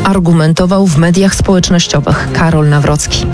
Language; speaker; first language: Polish; native; Polish